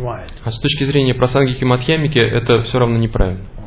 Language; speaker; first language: Russian; native; Russian